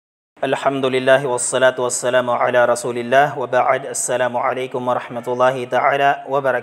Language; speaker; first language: Arabic; non-native, fluent; Filipino